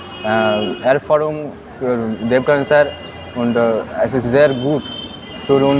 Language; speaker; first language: German; non-native, learner; Bangla